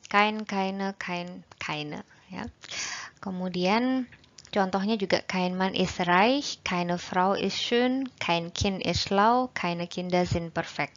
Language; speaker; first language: German; non-native, fluent; Indonesian